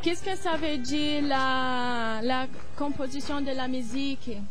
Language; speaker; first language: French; non-native, learner; Portuguese